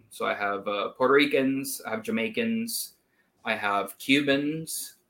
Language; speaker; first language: English; non-native, fluent; Spanish